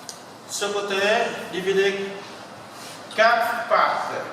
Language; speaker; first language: French; non-native, learner; Vietnamese